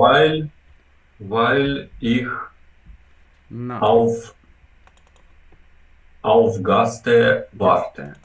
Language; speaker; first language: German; non-native, learner; Ukrainian